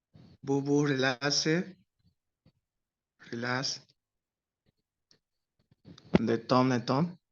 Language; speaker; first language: French; non-native, learner; Spanish